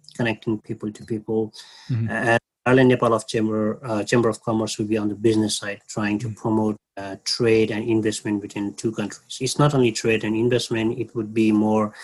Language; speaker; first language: English; non-native, local second language; Nepali